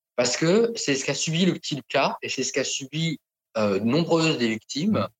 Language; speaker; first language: French; native; French